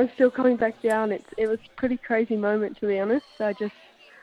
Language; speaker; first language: English; native; English